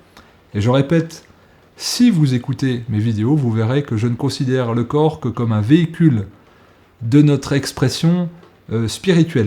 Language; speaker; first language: French; native; French